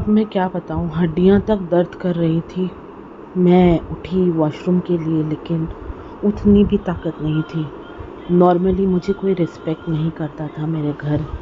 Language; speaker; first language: Hindi; non-native, local second language; Punjabi